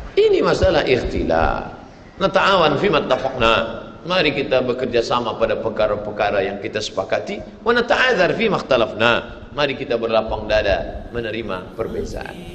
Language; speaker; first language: Malay; native; Malay